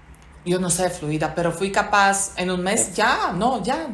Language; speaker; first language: Spanish; non-native, fluent; Slovak